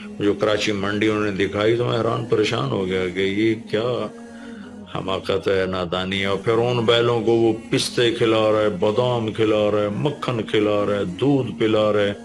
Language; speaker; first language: Urdu; non-native, local second language; Punjabi